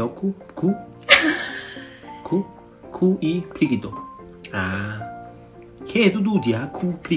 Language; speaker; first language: Portuguese; non-native, learner; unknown